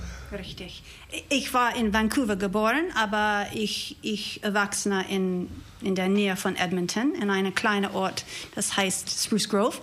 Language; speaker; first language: German; non-native, learner; English